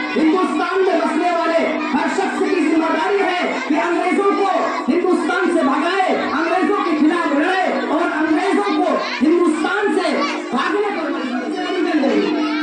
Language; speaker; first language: Urdu; native; Urdu